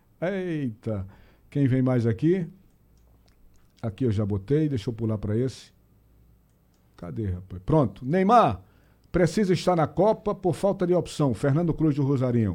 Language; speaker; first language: Portuguese; native; Portuguese